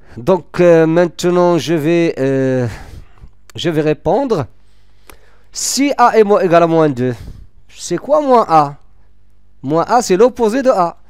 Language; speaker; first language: French; non-native, local second language; Arabic